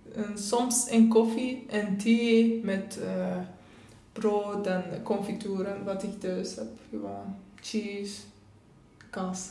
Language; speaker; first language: Dutch; non-native, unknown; Persian